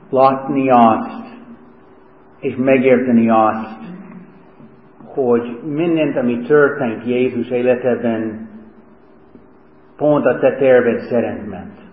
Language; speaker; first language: Hungarian; non-native, fluent; English